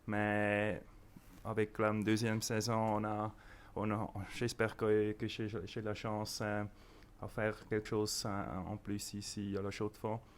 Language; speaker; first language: French; non-native, local second language; German